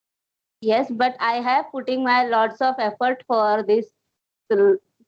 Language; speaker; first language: English; non-native, learner; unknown